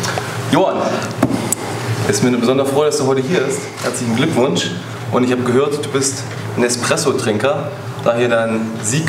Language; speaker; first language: German; native; German